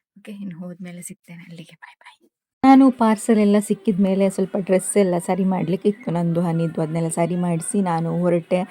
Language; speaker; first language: Kannada; non-native, local second language; Tulu